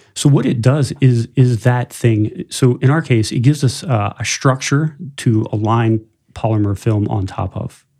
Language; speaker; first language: English; native; English